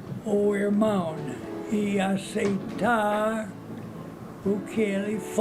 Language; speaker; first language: Portuguese; non-native, fluent; English